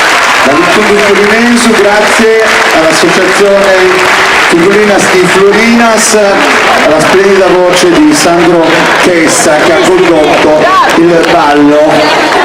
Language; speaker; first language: Italian; native; Italian